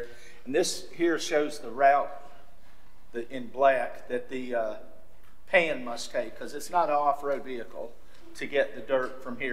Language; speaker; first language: English; native; English